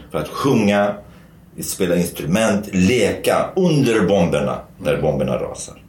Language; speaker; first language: Swedish; non-native, fluent; Kurdish